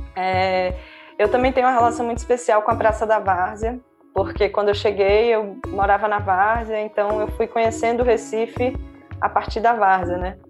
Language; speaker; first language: Portuguese; native; Portuguese